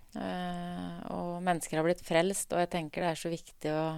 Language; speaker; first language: Norwegian; native; Norwegian